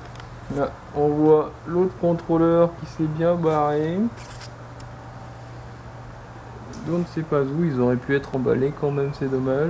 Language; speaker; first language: French; native; French